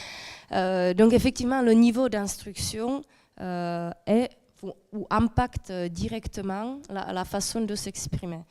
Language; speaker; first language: French; non-native, fluent; Czech